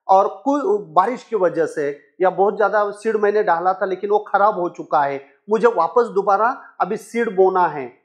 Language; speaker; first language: Hindi; non-native, local second language; Marathi